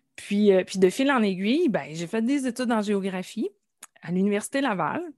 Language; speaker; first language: French; native; French